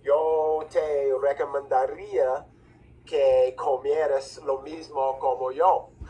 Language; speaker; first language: Spanish; non-native, fluent; English